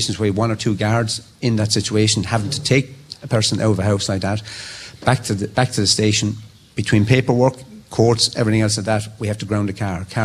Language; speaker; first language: English; native; English